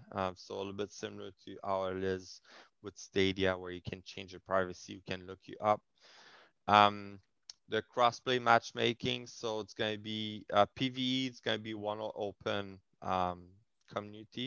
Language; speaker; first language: English; non-native, fluent; French